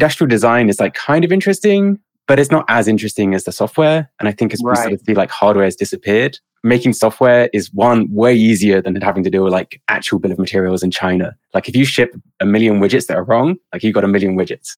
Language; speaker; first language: English; native; English